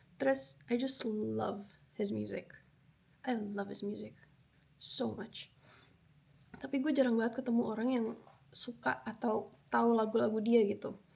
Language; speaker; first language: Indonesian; early bilingual, other home language; Spanish